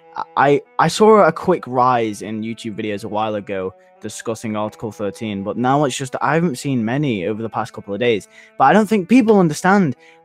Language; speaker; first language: English; native; English